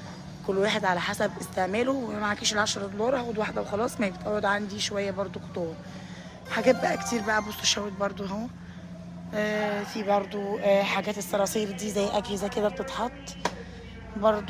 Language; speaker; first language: Arabic; native; Arabic